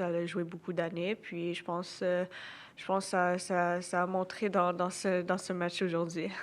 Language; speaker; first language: French; non-native, local second language; English